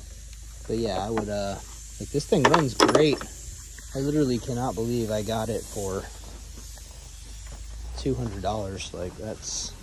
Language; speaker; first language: English; native; English